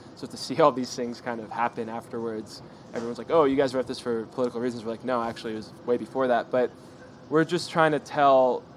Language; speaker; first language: English; native; English